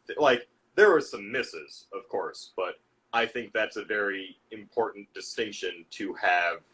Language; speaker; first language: English; native; English